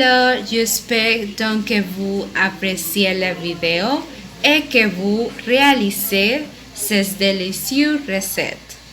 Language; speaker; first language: French; non-native, learner; Spanish